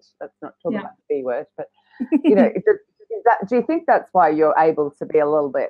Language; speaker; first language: English; native; English